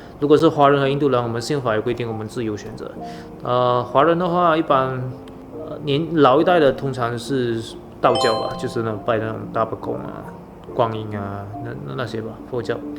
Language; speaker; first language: Chinese; native; Chinese